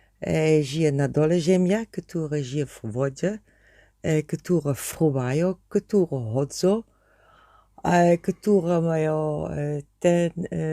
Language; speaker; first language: Polish; non-native, learner; Dutch